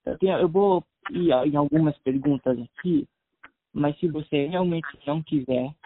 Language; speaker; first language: Portuguese; early bilingual, heritage; Portuguese